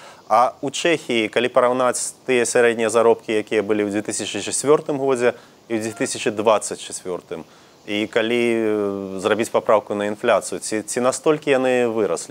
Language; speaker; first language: Belarusian; native; Belarusian